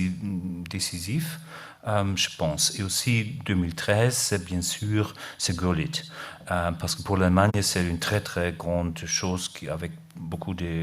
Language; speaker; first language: French; non-native, learner; German